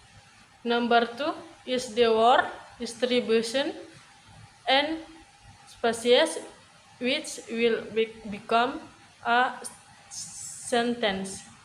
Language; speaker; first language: English; non-native, learner; Indonesian